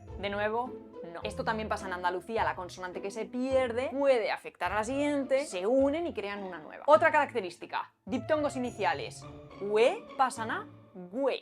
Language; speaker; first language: Spanish; native; Spanish